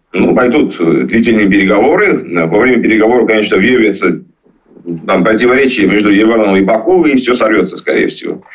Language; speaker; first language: Russian; non-native, local second language; Georgian